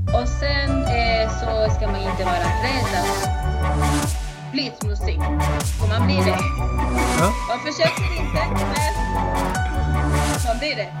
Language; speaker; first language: Swedish; non-native, fluent; Spanish